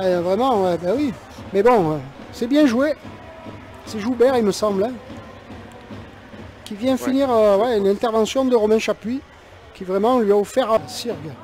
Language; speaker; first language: French; native; French